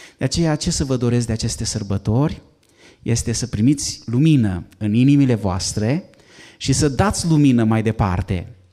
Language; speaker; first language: Romanian; native; Romanian